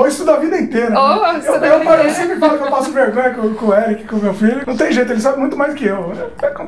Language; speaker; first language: Portuguese; native; Portuguese